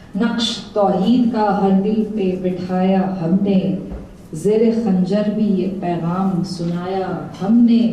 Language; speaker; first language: Urdu; native; Urdu